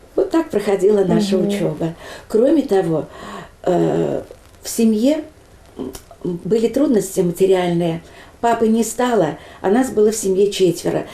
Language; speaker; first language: Russian; non-native, local second language; Chuvash